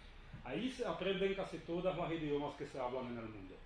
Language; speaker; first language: Spanish; non-native, fluent; Czech